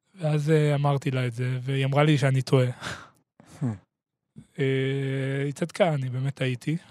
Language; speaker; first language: Hebrew; native; Hebrew